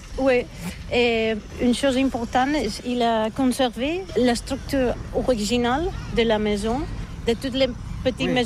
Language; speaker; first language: French; non-native, learner; Spanish